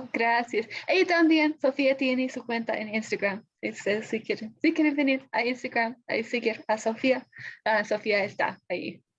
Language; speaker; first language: Spanish; non-native, fluent; English